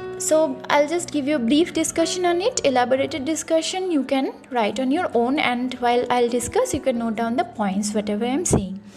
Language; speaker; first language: English; non-native, local second language; Bangla